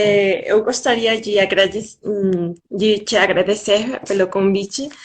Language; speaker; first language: Portuguese; non-native, fluent; Spanish